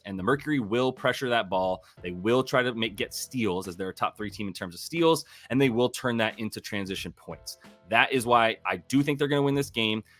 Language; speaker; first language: English; native; English